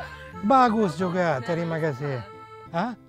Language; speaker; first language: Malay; non-native, learner; Italian